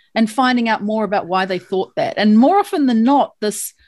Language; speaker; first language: English; native; English